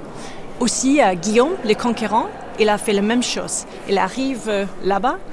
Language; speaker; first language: French; non-native, fluent; English